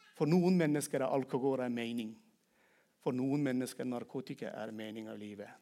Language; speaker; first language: Norwegian; non-native, fluent; Turkmen